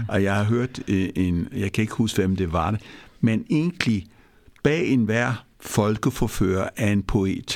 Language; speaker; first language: Danish; early bilingual, other home language; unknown